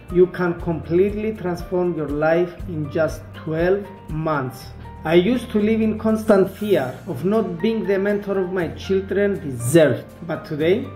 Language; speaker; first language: English; non-native, fluent; Greek